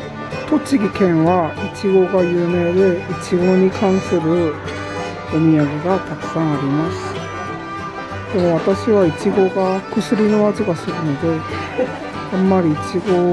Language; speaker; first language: Japanese; non-native, fluent; Korean